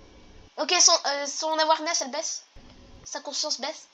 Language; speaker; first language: French; native; French